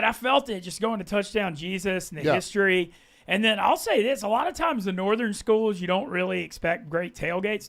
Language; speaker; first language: English; native; English